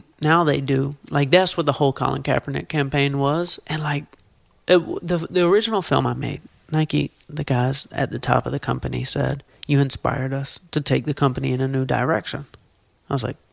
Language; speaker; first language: English; native; English